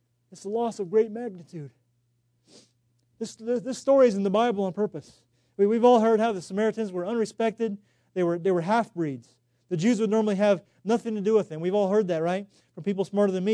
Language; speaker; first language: English; native; English